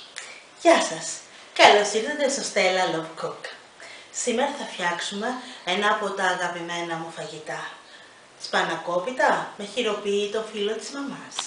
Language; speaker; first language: Greek; native; Greek